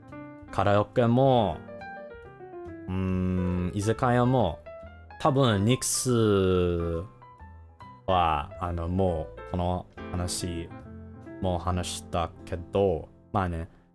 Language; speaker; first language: Japanese; non-native, learner; English